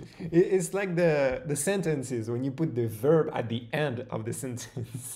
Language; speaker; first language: English; non-native, fluent; French